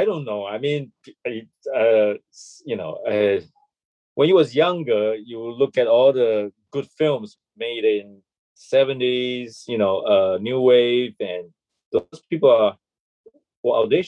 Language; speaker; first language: English; non-native, local second language; Chinese